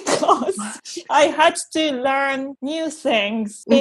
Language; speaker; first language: English; non-native, fluent; Japanese